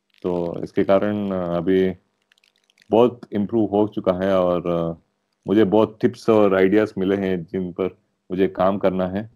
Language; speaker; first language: Hindi; non-native, local second language; Telugu